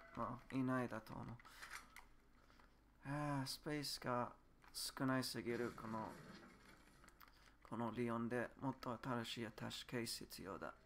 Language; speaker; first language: Japanese; non-native, learner; English